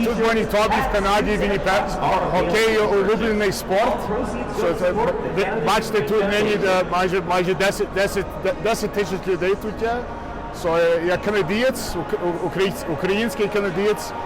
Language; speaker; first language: Ukrainian; early bilingual, heritage; English